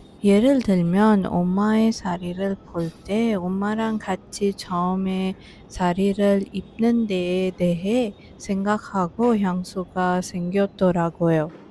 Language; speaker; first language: Korean; non-native, fluent; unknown